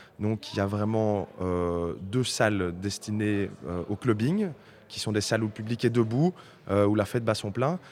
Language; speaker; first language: French; native; French